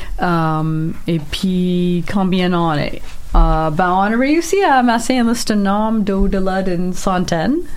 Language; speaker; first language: French; non-native, local second language; English